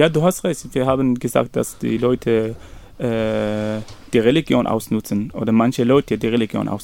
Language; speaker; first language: German; non-native, fluent; Arabic